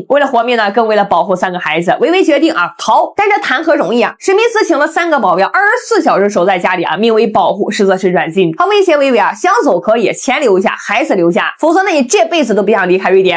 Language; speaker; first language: Chinese; native; Chinese